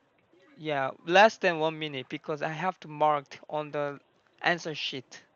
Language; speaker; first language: English; non-native, learner; Korean